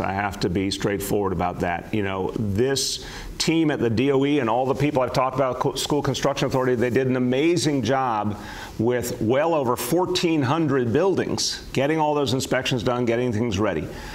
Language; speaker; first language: English; native; English